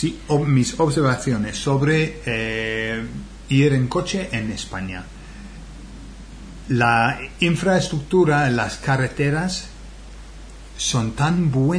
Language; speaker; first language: Spanish; non-native, fluent; English